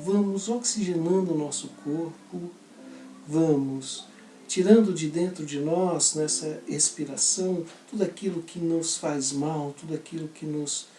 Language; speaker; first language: Portuguese; native; Portuguese